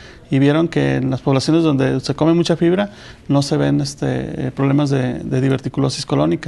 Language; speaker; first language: Spanish; native; Spanish